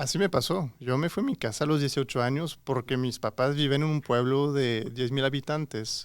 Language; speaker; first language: Spanish; non-native, fluent; French